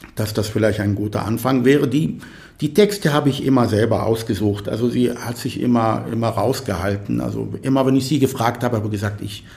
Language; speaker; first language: German; non-native, fluent; Arabic